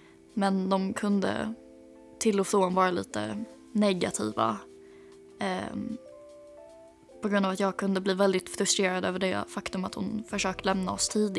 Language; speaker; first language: Swedish; native; Swedish